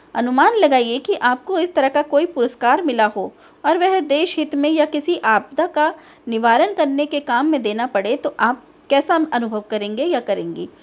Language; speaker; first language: Hindi; native; Hindi